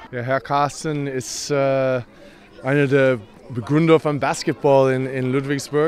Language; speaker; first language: German; non-native, fluent; English